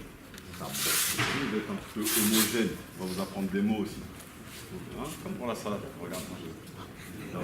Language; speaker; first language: French; native; French